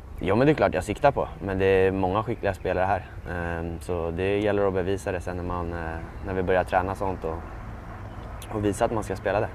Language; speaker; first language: Swedish; native; Swedish